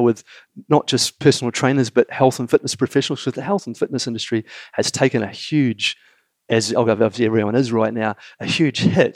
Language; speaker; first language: English; native; English